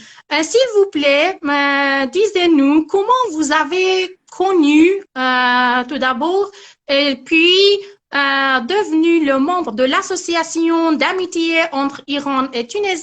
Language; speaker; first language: French; non-native, learner; Persian